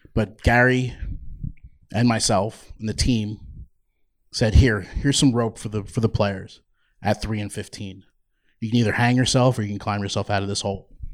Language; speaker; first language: English; native; English